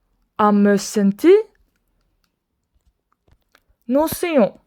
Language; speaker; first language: French; non-native, learner; Swedish